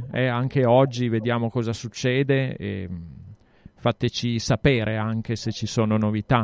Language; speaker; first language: Italian; native; Italian